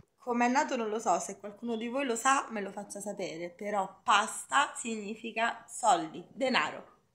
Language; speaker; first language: Italian; native; Italian